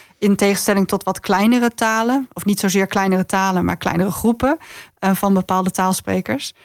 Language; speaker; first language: Dutch; native; Dutch